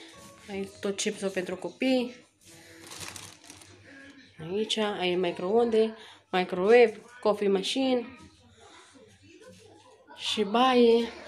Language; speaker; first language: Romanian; non-native, learner; Filipino